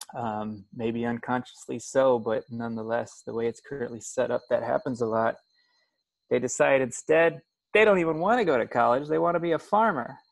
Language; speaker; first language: English; native; English